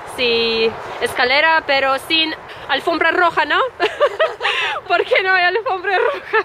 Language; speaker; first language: Spanish; non-native, fluent; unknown